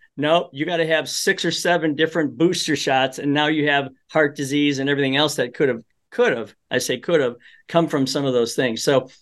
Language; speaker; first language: English; early bilingual, other home language; Polish